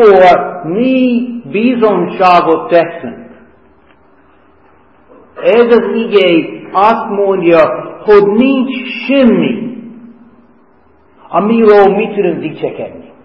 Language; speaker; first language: Hungarian; non-native, fluent; English